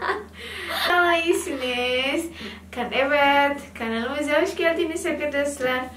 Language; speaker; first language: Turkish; non-native, learner; Indonesian